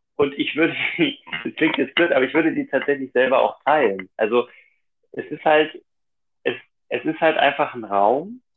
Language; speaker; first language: German; native; German